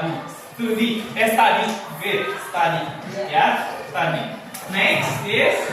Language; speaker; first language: English; non-native, learner; Indonesian